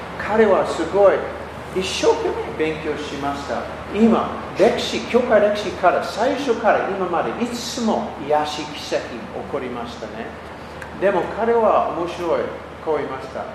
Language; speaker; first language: Japanese; non-native, learner; English